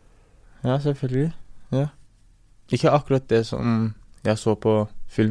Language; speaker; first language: Norwegian; early bilingual, other home language; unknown